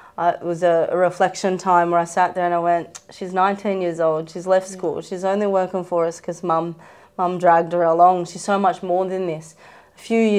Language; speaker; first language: English; native; English